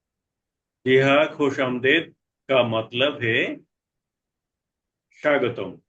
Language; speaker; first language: Hindi; non-native, learner; Bangla